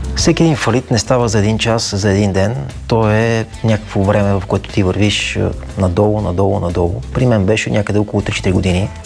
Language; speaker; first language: Bulgarian; native; Bulgarian